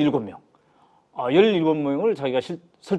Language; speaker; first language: Korean; native; Korean